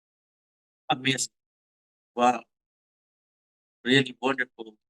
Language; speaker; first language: English; non-native, fluent; Hindi